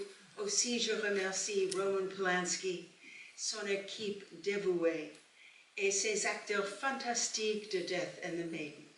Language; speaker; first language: French; non-native, learner; English